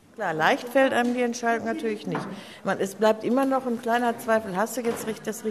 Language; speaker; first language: German; native; German